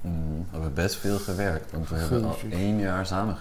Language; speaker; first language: Dutch; non-native, fluent; German